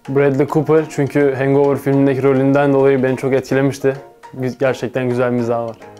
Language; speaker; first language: Turkish; native; Turkish